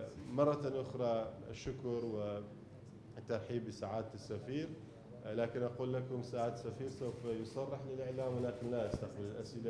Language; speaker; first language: Arabic; native; Arabic